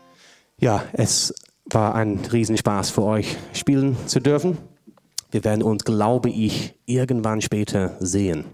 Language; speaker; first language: German; non-native, fluent; English